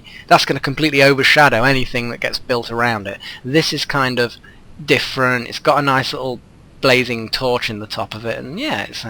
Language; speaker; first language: English; native; English